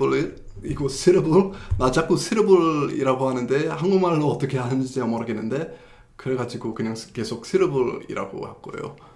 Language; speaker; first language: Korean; non-native, fluent; English